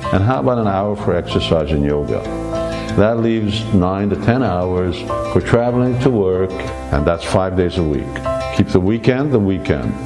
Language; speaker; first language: English; early bilingual, other home language; Hungarian